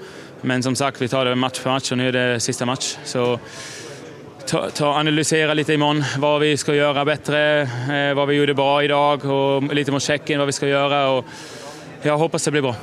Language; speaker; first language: Swedish; non-native, fluent; German